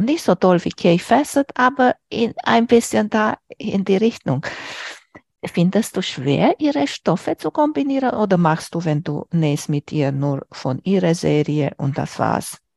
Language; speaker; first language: German; non-native, fluent; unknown